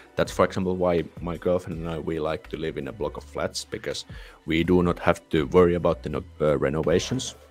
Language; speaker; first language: English; non-native, fluent; Finnish